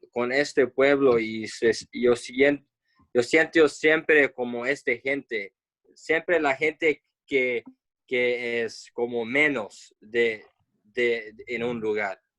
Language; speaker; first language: Spanish; non-native, learner; Kurdish